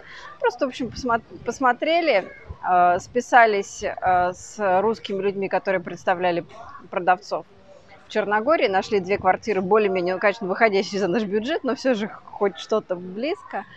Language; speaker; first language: Russian; native; Russian